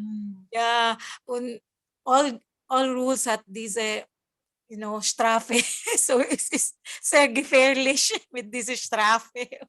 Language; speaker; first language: German; non-native, learner; Cebuano